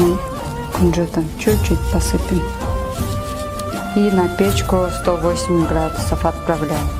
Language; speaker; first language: Russian; non-native, local second language; Kyrgyz